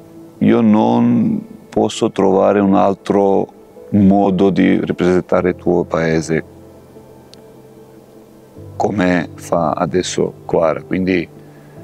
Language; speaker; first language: Italian; non-native, fluent; Georgian